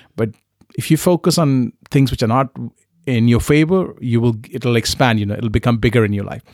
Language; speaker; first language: English; non-native, local second language; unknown